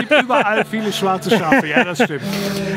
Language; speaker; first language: German; native; German